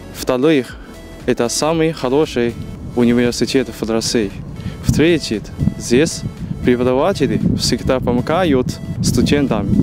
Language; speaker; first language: Russian; non-native, learner; Chinese